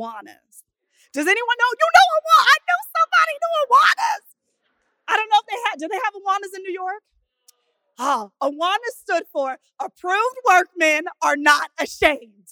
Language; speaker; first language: English; native; English